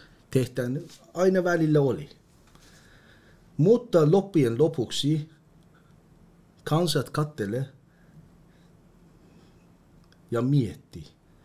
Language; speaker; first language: Finnish; non-native, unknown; Persian